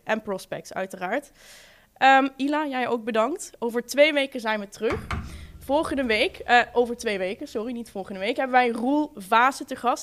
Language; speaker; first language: Dutch; native; Dutch